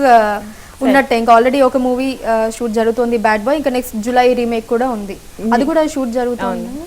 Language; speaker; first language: Telugu; native; Telugu